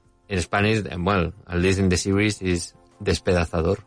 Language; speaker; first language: English; non-native, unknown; Spanish